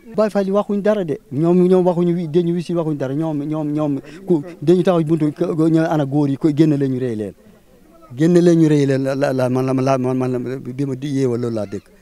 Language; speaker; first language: Wolof; non-native, local second language; Fula